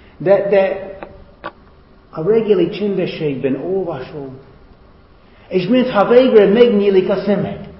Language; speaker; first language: Hungarian; non-native, fluent; English